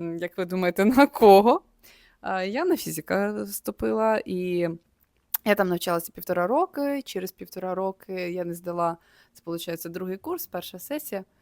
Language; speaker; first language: Ukrainian; native; Ukrainian